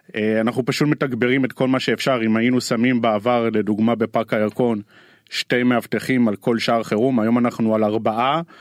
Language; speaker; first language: Hebrew; native; Hebrew